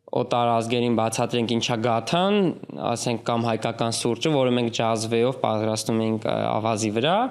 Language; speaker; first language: Armenian; native; Armenian